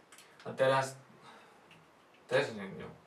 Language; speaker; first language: Polish; non-native, learner; Slovak